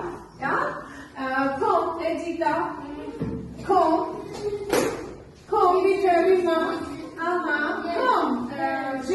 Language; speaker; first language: German; non-native, learner; Armenian